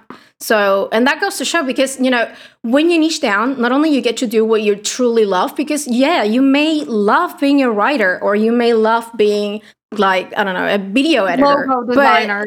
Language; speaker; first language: English; non-native, fluent; Spanish